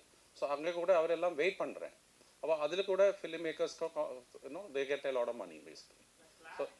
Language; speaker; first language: Tamil; non-native, fluent; Malayalam